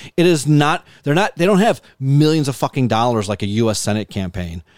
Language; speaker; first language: English; native; English